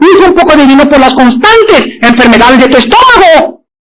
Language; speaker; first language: Spanish; native; Spanish